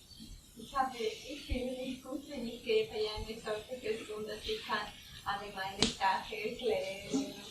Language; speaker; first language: German; non-native, learner; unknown